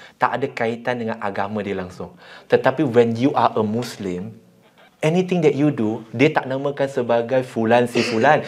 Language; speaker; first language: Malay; non-native, local second language; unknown